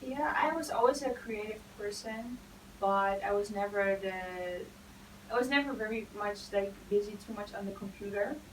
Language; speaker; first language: English; non-native, fluent; Dutch